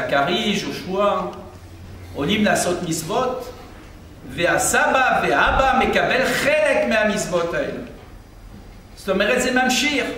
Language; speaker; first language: Hebrew; non-native, fluent; French